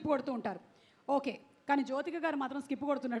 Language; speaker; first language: Telugu; native; Telugu